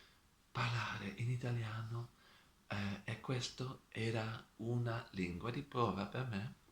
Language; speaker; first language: Italian; non-native, learner; Dutch